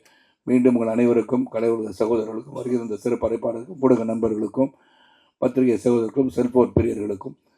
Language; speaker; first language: Tamil; native; Tamil